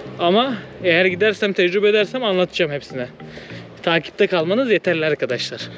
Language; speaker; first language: Turkish; native; Turkish